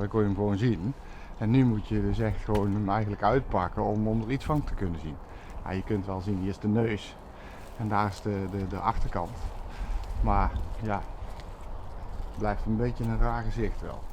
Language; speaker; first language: Dutch; native; Dutch